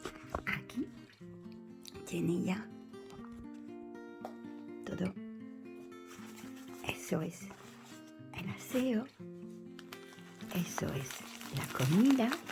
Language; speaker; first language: Spanish; non-native, learner; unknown